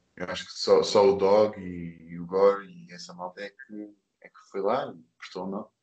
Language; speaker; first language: Portuguese; early bilingual, other home language; English